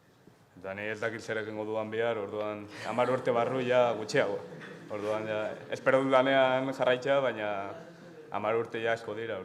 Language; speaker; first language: Basque; non-native, local second language; Spanish